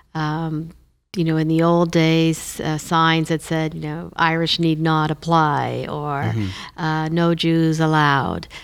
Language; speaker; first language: English; non-native, fluent; Hindi